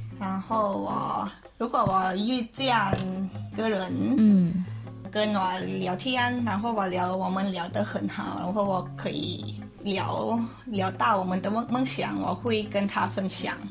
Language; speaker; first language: Chinese; non-native, learner; Thai